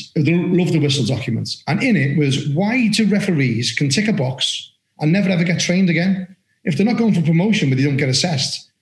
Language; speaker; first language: English; native; English